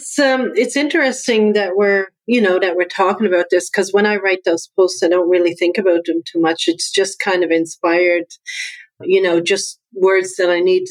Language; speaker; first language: English; native; English